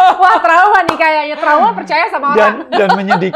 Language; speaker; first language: Indonesian; native; Indonesian